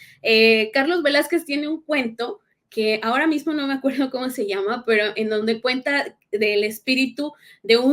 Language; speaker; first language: Spanish; native; Spanish